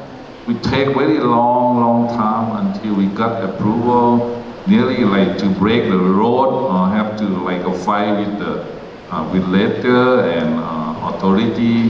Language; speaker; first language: English; non-native, learner; Thai